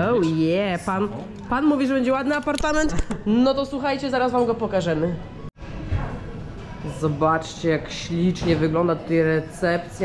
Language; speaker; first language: Polish; native; Polish